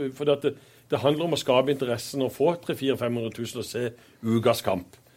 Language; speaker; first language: Norwegian; native; Norwegian